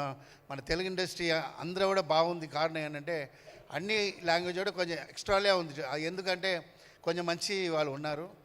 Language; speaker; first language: Telugu; non-native, learner; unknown